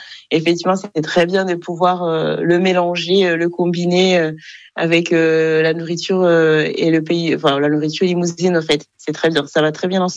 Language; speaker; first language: French; non-native, local second language; Kinyarwanda